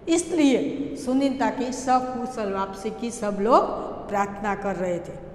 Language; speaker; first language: Hindi; non-native, local second language; Gujarati